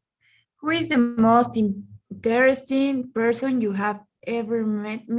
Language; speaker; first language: English; non-native, learner; Spanish